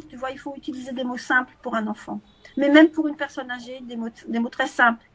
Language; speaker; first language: French; native; French